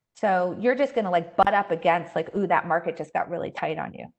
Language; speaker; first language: English; native; English